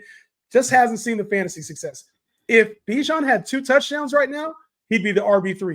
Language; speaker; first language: English; native; English